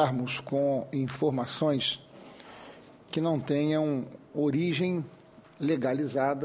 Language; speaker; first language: Portuguese; native; Portuguese